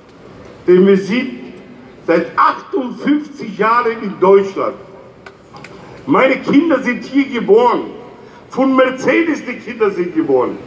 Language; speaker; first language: German; non-native, fluent; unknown